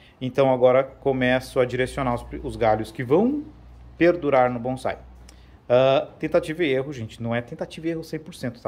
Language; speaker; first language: Portuguese; native; Portuguese